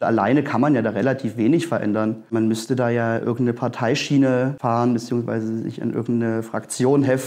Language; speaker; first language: German; native; German